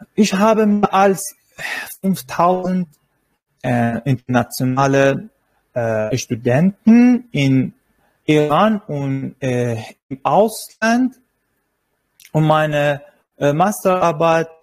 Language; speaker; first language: German; non-native, learner; Persian